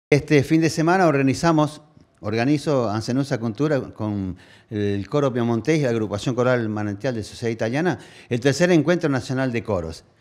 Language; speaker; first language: Spanish; native; Spanish